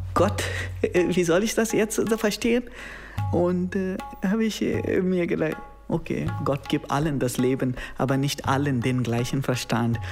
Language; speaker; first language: German; non-native, learner; Konkani